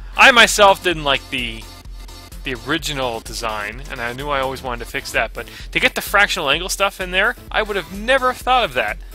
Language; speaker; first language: English; native; English